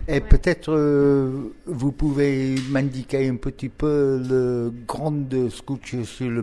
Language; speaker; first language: French; non-native, learner; English